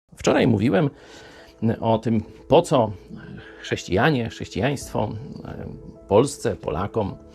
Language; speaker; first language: Polish; native; Polish